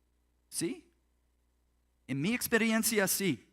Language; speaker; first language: Spanish; non-native, learner; English